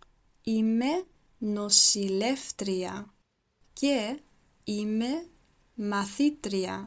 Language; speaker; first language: Greek; non-native, learner; Dutch